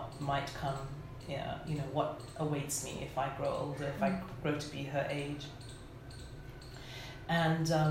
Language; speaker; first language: English; native; English